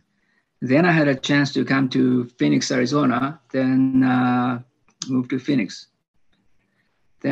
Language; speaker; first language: English; non-native, fluent; Japanese